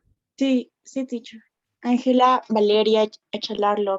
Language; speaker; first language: Spanish; native; Spanish